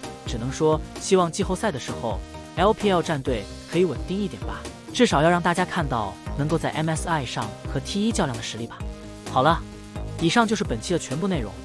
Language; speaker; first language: Chinese; native; Chinese